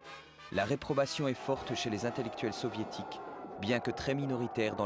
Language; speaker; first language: French; native; French